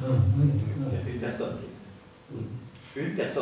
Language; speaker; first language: French; native; French